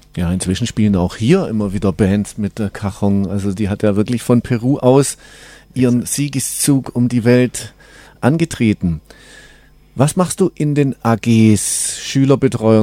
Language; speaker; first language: German; native; German